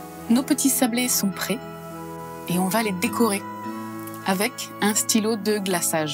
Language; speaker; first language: French; native; French